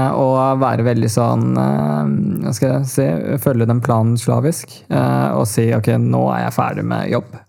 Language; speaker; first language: Norwegian; early bilingual, other home language; Tamil